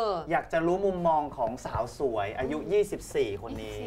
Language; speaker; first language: Thai; native; Thai